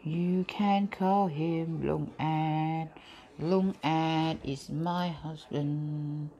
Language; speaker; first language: English; non-native, learner; Thai